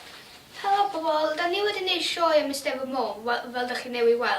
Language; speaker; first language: Welsh; native; Welsh